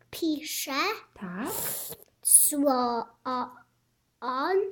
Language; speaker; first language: Polish; early bilingual, heritage; Polish